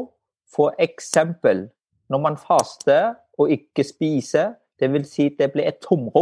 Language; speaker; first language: Norwegian; non-native, fluent; Vietnamese